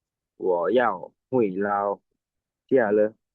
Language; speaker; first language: Chinese; non-native, learner; Lao